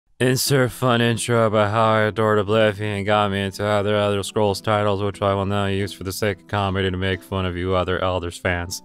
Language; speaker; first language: English; native; English